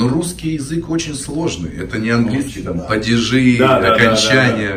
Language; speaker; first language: Russian; native; Russian